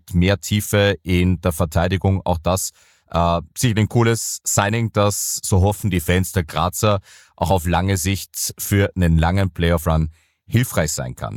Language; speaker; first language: German; native; German